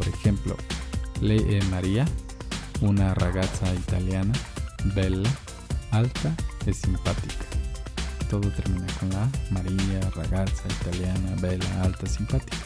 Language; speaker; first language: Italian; non-native, fluent; Spanish